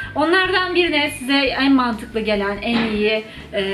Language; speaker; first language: Turkish; native; Turkish